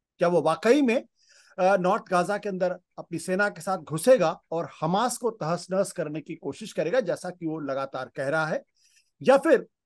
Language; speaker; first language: Hindi; native; Hindi